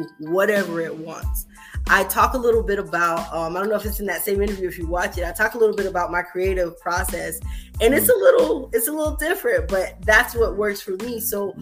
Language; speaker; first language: English; native; English